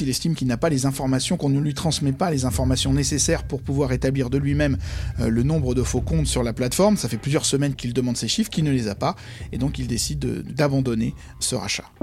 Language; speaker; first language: French; native; French